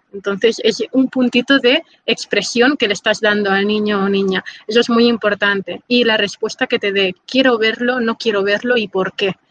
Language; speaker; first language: Spanish; native; Spanish